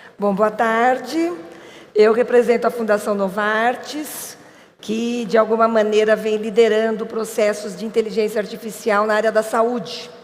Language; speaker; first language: Portuguese; native; Portuguese